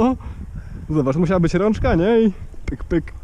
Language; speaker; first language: Polish; native; Polish